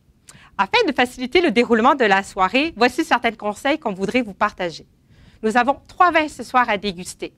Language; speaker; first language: French; native; French